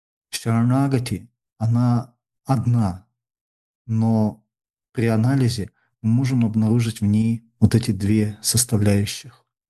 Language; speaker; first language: Russian; native; Russian